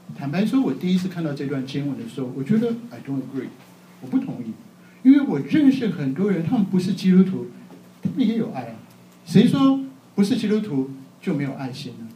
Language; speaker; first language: Chinese; native; Chinese